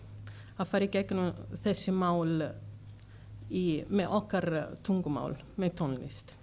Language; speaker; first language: Icelandic; non-native, learner; Italian